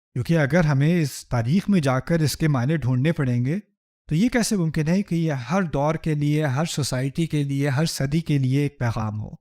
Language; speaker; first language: Urdu; early bilingual, heritage; Urdu